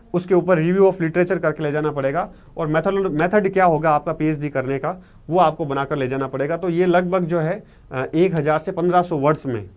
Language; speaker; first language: Hindi; native; Hindi